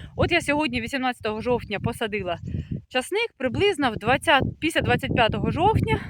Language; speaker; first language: Ukrainian; non-native, local second language; Russian